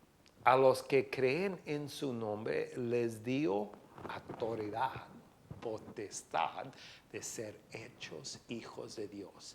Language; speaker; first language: Spanish; non-native, fluent; English